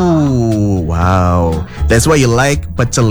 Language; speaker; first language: English; non-native, fluent; Indonesian